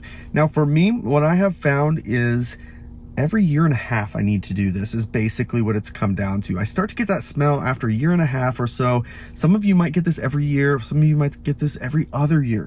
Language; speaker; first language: English; native; English